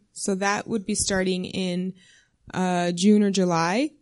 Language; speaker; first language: English; native; English